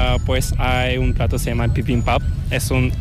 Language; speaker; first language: Spanish; non-native, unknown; Korean